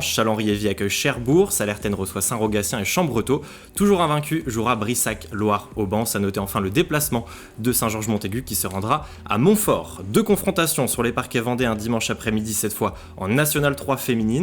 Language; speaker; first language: French; native; French